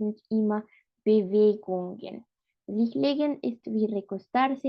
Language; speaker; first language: German; non-native, fluent; Spanish